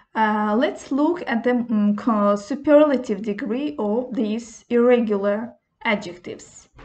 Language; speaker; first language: English; non-native, fluent; Azerbaijani